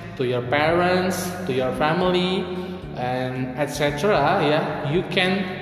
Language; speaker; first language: English; non-native, fluent; Indonesian